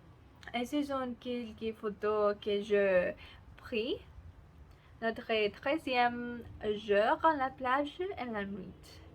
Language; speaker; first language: French; non-native, learner; Spanish